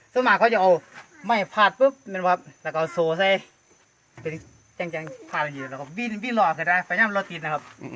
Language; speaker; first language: Thai; non-native, local second language; Northeastern Thai